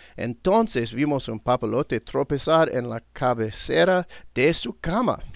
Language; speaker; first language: Spanish; non-native, learner; English